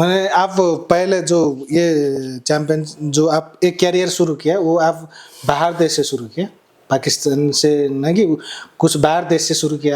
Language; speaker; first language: Hindi; non-native, learner; Nepali